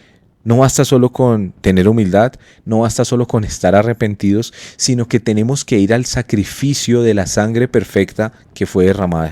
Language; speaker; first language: Spanish; native; Spanish